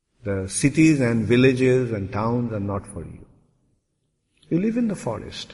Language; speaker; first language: English; non-native, local second language; Bangla